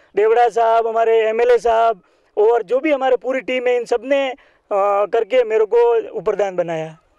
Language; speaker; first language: Hindi; native; Hindi